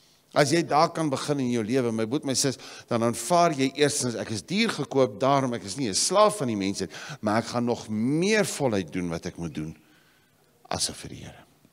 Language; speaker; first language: Afrikaans; native; Afrikaans